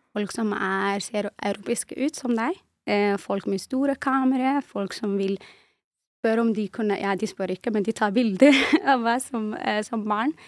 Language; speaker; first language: Norwegian; non-native, fluent; Arabic